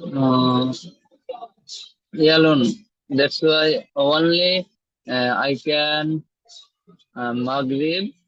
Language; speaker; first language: English; non-native, learner; Bangla